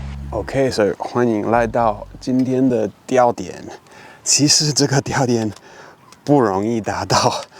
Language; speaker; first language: Chinese; non-native, fluent; English